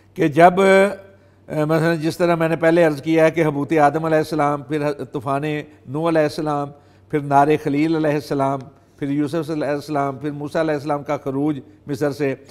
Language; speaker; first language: Urdu; non-native, local second language; Punjabi